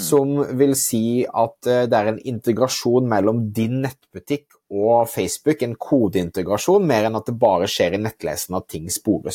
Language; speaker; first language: Norwegian; native; Norwegian